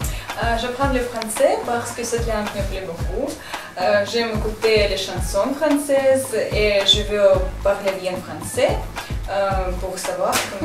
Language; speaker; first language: French; non-native, learner; Russian